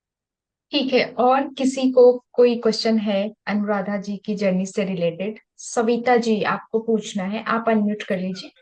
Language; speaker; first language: Hindi; native; Hindi